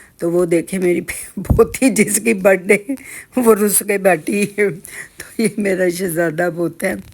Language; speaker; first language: Urdu; non-native, local second language; Punjabi